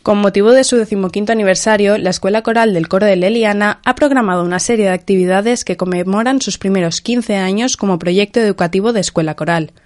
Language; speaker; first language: Spanish; non-native, local second language; Catalan